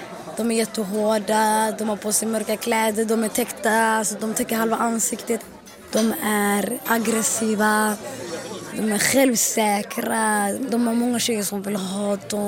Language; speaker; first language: Swedish; early bilingual, other home language; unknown